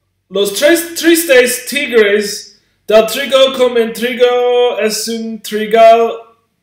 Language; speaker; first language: Spanish; non-native, learner; English